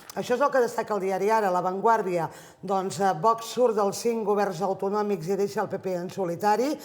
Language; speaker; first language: Catalan; native; Catalan